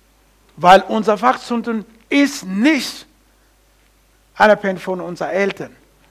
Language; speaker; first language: German; non-native, learner; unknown